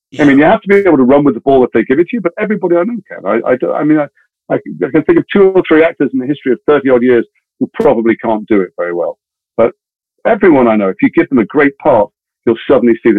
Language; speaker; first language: English; native; English